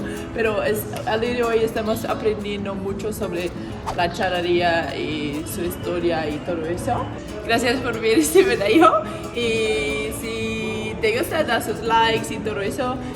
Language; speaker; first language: Spanish; non-native, learner; English